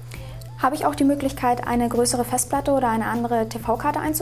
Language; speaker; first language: German; native; German